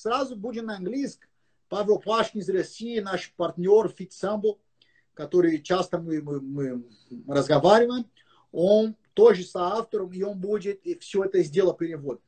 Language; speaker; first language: Russian; non-native, learner; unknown